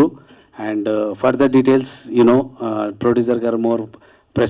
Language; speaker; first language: Telugu; native; Telugu